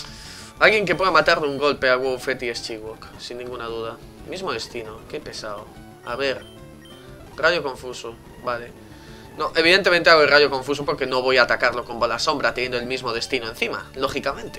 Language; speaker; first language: Spanish; native; Spanish